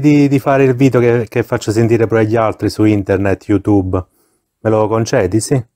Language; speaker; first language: Italian; native; Italian